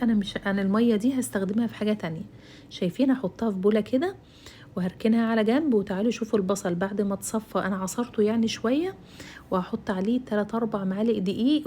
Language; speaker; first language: Arabic; native; Arabic